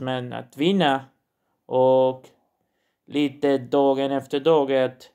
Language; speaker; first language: Swedish; non-native, learner; Portuguese